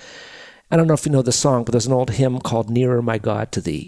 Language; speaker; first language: English; native; English